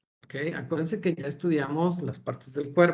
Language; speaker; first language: Spanish; native; Spanish